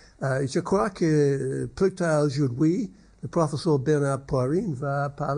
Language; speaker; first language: French; non-native, learner; English